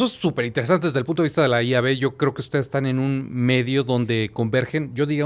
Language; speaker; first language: Spanish; native; Spanish